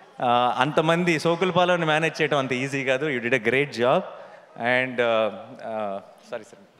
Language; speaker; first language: Telugu; native; Telugu